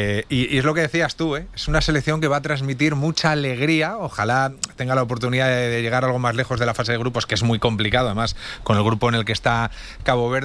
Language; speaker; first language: Spanish; native; Spanish